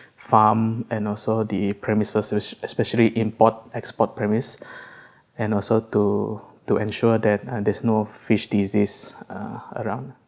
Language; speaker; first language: English; non-native, local second language; Malay